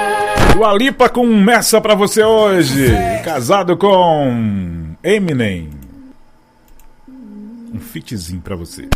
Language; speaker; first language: Portuguese; native; Portuguese